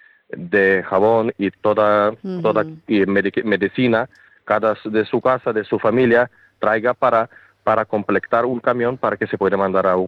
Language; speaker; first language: Spanish; non-native, learner; Ukrainian